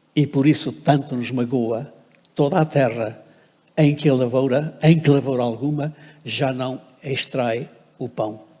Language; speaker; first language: Portuguese; native; Portuguese